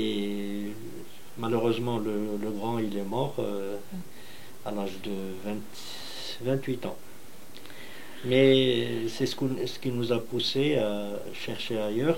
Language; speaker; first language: French; non-native, local second language; Arabic